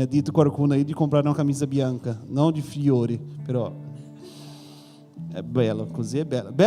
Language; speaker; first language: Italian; non-native, learner; Portuguese